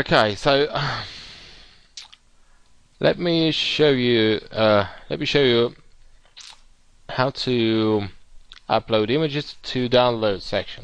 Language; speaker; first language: English; non-native, fluent; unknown